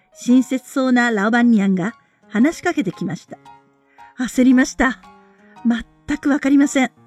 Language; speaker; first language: Japanese; native; Japanese